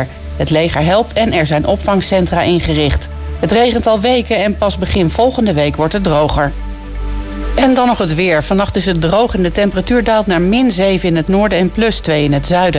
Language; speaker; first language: Dutch; native; Dutch